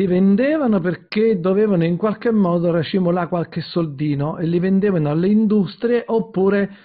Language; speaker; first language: Italian; native; Italian